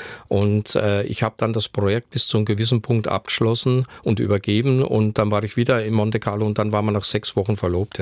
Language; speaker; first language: German; native; German